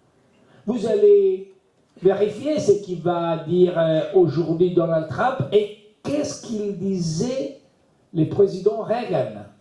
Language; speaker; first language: French; non-native, learner; Italian